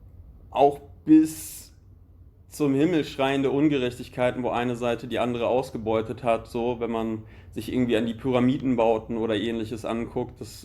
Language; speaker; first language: German; native; German